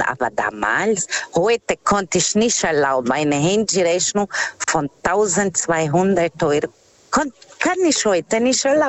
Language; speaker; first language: German; non-native, fluent; Portuguese